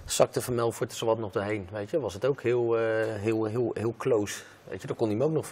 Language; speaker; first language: Dutch; native; Dutch